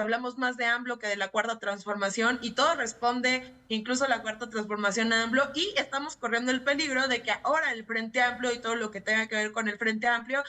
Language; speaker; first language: Spanish; native; Spanish